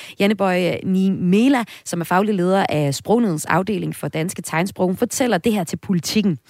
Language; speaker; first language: Danish; native; Danish